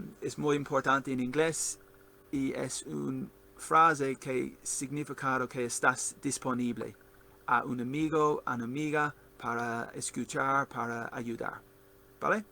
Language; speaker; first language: Spanish; non-native, learner; English